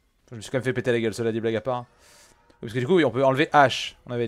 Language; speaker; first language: French; native; French